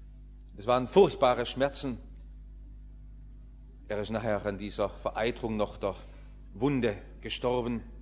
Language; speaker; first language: German; native; German